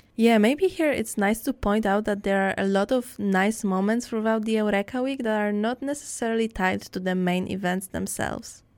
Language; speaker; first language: English; non-native, fluent; Polish